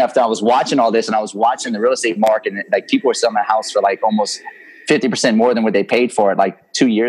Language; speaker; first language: English; native; English